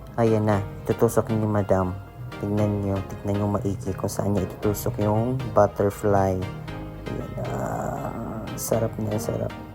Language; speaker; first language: Filipino; non-native, local second language; Cebuano